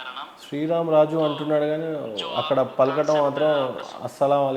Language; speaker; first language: Telugu; native; Telugu